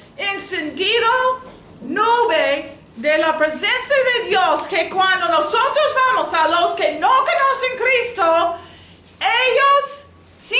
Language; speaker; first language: Spanish; non-native, learner; English